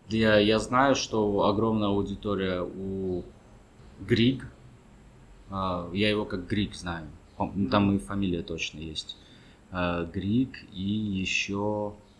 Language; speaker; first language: Russian; early bilingual, other home language; Armenian